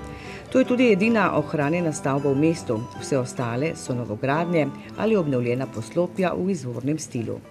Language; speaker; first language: Slovenian; native; Slovenian